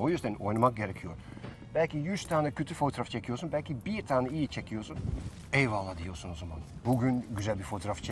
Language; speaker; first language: Turkish; non-native, fluent; Dutch